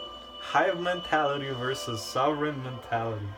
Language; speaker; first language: English; native; English